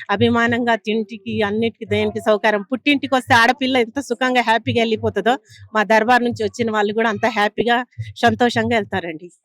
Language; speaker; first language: Telugu; non-native, local second language; Urdu